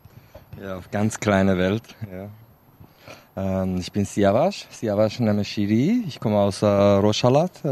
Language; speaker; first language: German; non-native, fluent; Kurdish